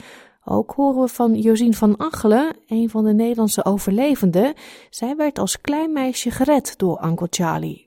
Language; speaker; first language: Dutch; native; Dutch